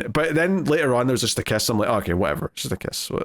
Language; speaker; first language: English; native; English